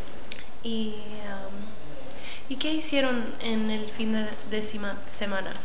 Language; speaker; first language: Spanish; early bilingual, other home language; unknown